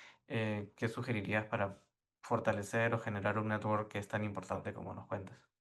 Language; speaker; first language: Spanish; native; Spanish